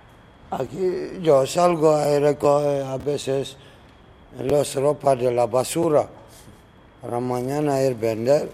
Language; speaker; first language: Spanish; non-native, learner; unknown